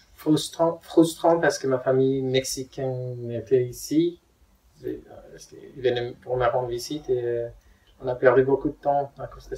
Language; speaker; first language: French; non-native, fluent; Spanish